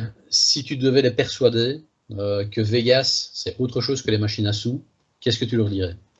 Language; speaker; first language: French; native; French